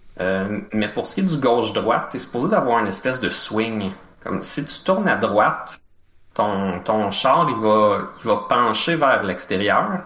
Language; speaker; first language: French; native; French